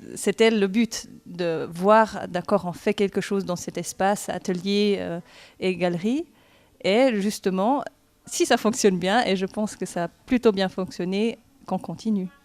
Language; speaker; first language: French; non-native, fluent; German